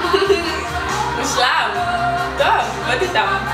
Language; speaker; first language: Russian; early bilingual, heritage; Russian